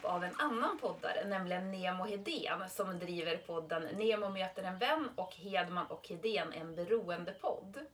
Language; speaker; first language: Swedish; native; Swedish